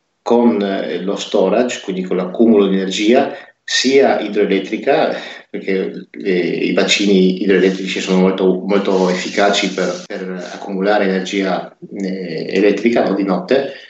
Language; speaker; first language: Italian; native; Italian